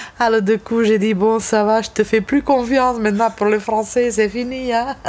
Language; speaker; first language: French; non-native, fluent; Serbian